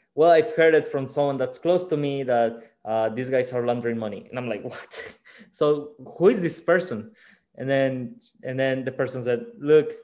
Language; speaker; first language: English; non-native, fluent; Spanish